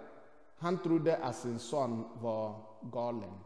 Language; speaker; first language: Swedish; non-native, fluent; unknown